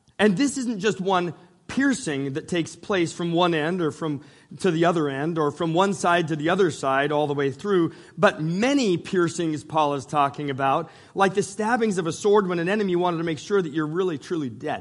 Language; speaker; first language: English; native; English